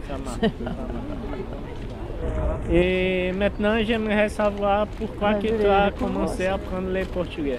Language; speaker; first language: French; non-native, learner; Portuguese